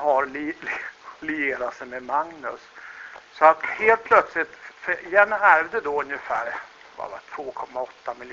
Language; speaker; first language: Swedish; native; Swedish